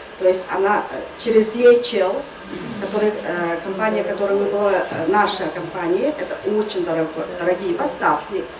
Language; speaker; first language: Russian; non-native, fluent; Mongolian